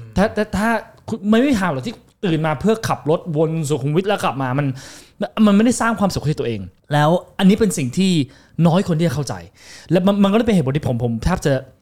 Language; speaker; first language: Thai; early bilingual, heritage; Thai